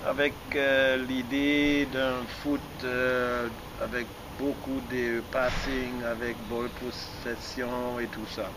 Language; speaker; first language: French; non-native, fluent; German